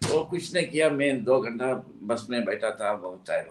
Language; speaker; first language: Hindi; non-native, local second language; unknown